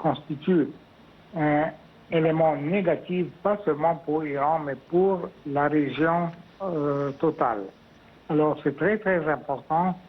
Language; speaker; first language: French; non-native, fluent; Arabic